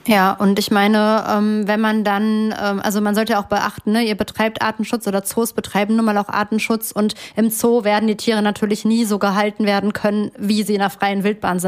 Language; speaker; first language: German; native; German